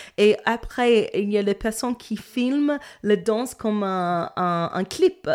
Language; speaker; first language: French; non-native, fluent; English